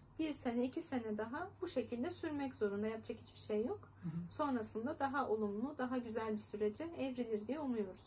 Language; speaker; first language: Turkish; native; Turkish